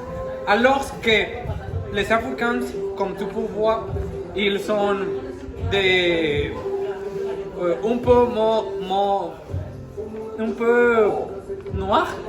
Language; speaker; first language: French; non-native, learner; Spanish